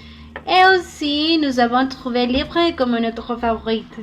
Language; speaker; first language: French; non-native, learner; Spanish